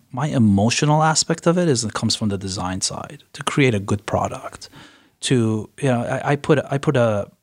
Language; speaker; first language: English; early bilingual, other home language; Persian